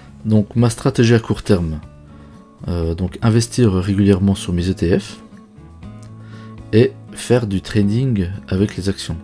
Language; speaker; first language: French; native; French